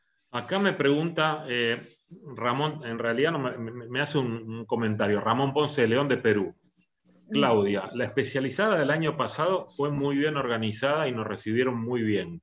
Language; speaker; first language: Spanish; native; Spanish